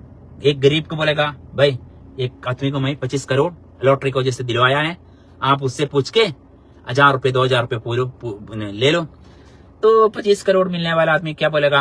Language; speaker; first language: Hindi; non-native, local second language; Malayalam